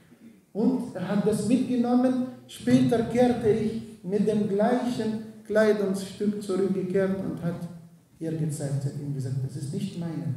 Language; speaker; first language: German; non-native, fluent; Arabic